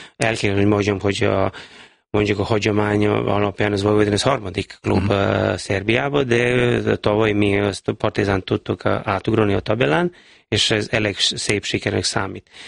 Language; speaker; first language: Hungarian; non-native, fluent; Serbian